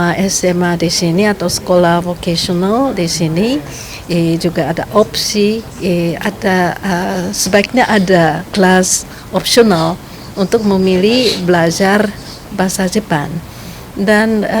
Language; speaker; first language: Indonesian; non-native, fluent; Japanese